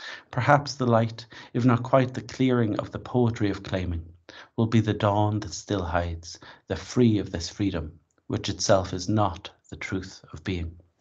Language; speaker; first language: English; native; English